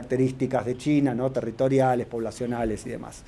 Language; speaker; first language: Spanish; native; Spanish